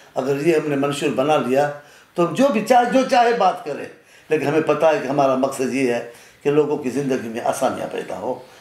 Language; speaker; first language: Urdu; non-native, local second language; Sindhi